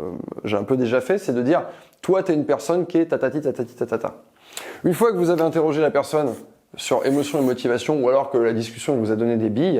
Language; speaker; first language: French; native; French